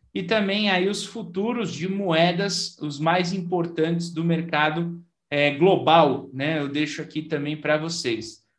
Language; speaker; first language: Portuguese; native; Portuguese